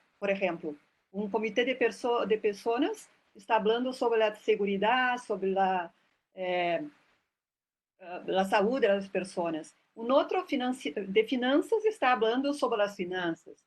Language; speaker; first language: Spanish; non-native, fluent; Portuguese